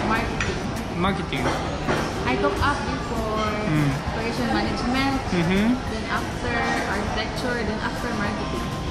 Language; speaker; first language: English; non-native, local second language; Cebuano